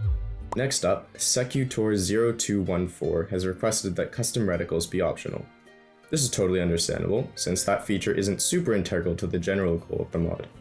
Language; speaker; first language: English; native; English